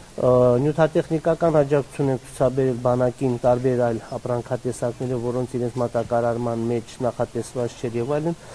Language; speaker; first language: Armenian; native; Armenian